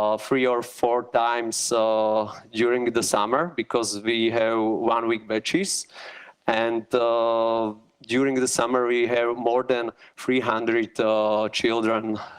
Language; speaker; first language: English; non-native, learner; Slovak